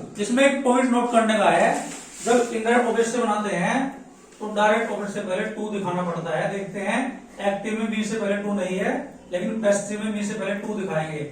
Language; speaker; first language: Hindi; native; Hindi